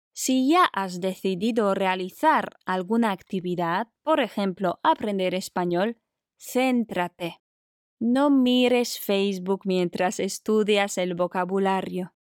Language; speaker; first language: Spanish; non-native, fluent; Polish